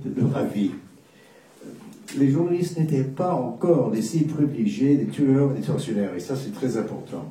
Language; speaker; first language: French; non-native, fluent; English